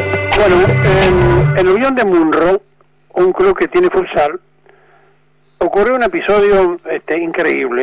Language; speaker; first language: Spanish; native; Spanish